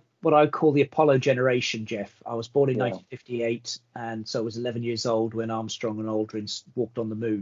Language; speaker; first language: English; native; English